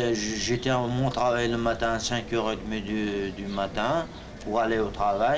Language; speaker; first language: French; non-native, learner; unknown